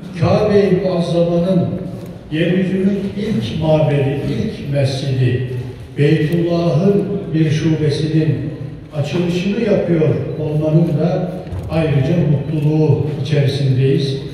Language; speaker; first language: Turkish; native; Turkish